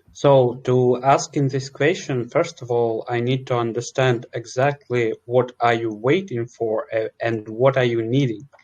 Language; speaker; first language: English; non-native, learner; Russian